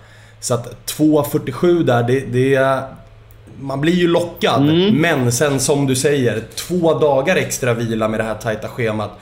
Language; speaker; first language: Swedish; native; Swedish